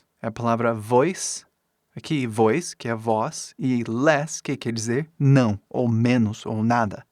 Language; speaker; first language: Portuguese; non-native, fluent; English